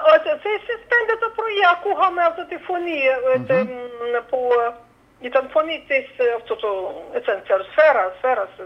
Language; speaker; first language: Greek; non-native, fluent; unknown